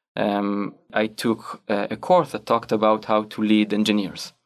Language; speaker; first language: English; non-native, fluent; Hebrew